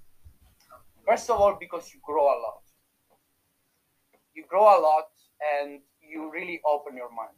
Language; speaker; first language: English; non-native, fluent; Italian